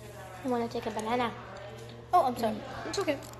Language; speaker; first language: English; non-native, learner; Russian